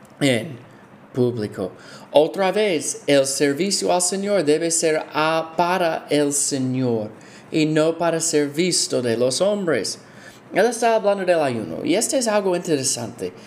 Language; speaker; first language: Spanish; non-native, fluent; English